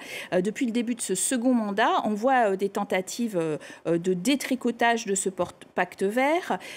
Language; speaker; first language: French; native; French